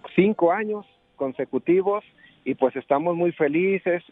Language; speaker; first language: Spanish; native; Spanish